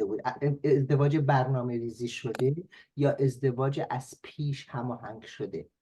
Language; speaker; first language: Persian; native; Persian